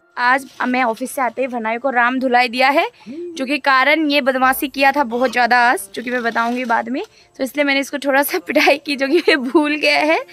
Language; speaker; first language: Hindi; non-native, local second language; Nepali